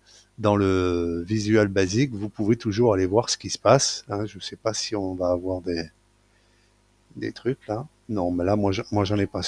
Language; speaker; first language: French; native; French